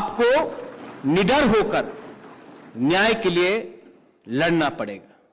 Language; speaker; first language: Hindi; non-native, local second language; Kok Borok